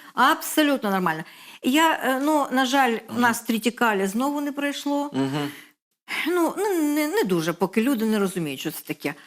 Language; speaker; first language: Ukrainian; non-native, local second language; Russian